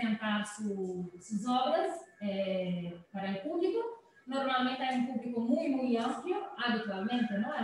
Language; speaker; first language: Spanish; non-native, fluent; Portuguese